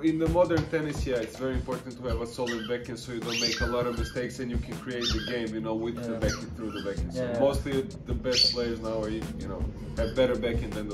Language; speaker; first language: English; non-native, fluent; Serbian